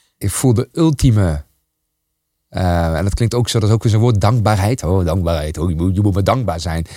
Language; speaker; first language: Dutch; early bilingual, other home language; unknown